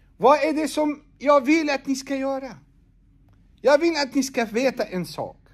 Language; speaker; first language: Swedish; non-native, fluent; Arabic